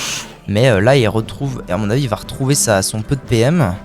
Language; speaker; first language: French; native; French